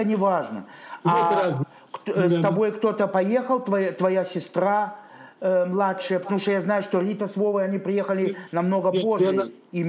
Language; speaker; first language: Russian; native; Russian